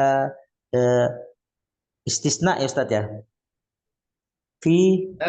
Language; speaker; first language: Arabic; non-native, learner; Indonesian